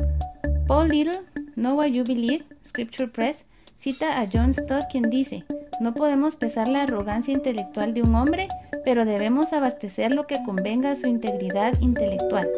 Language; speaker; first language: Spanish; native; Spanish